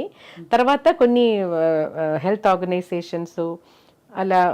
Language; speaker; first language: Telugu; non-native, fluent; Malayalam